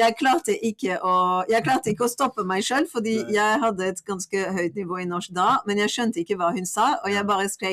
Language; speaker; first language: Norwegian; non-native, fluent; French